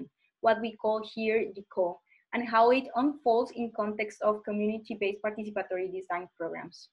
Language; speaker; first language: English; non-native, fluent; Spanish